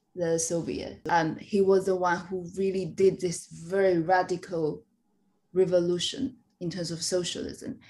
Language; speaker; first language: English; non-native, fluent; Chinese